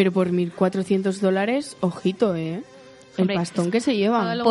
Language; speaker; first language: Spanish; native; Spanish